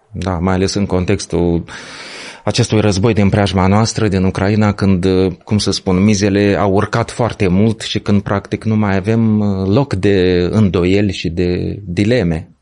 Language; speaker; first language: Romanian; native; Romanian